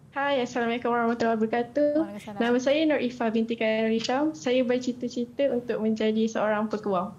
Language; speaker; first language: Malay; native; Malay